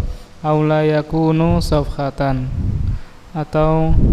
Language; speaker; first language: Arabic; non-native, learner; Indonesian